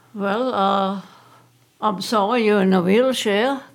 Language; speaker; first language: English; non-native, fluent; German